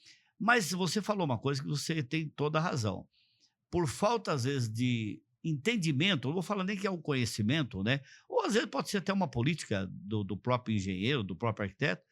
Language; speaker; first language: Portuguese; native; Portuguese